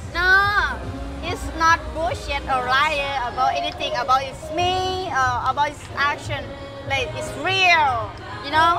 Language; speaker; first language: English; non-native, learner; Thai